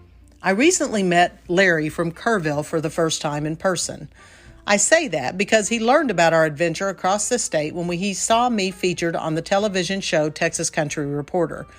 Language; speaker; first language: English; native; English